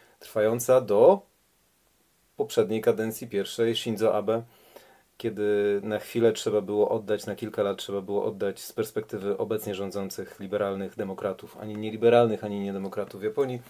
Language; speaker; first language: Polish; native; Polish